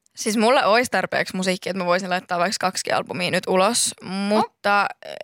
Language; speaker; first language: Finnish; early bilingual, other home language; Spanish